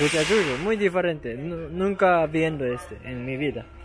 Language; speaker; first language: Spanish; non-native, learner; Japanese